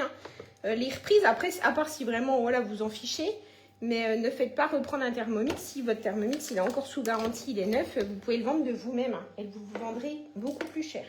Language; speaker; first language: French; native; French